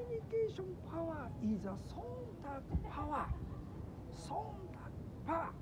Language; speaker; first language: English; non-native, learner; Japanese